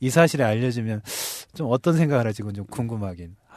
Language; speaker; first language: Korean; native; Korean